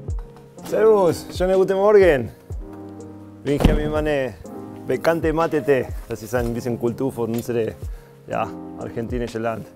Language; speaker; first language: German; non-native, fluent; Spanish